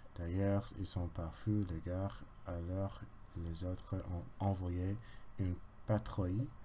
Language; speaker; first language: French; non-native, learner; English